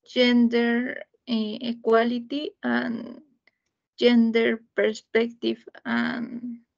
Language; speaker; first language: English; non-native, learner; Spanish